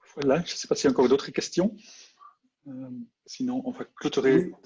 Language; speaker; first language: French; non-native, local second language; Dutch